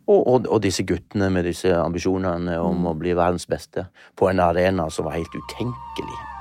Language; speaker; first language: Norwegian; native; Norwegian